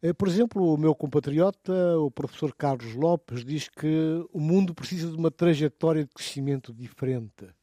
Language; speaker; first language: Portuguese; non-native, local second language; Upper Guinea Crioulo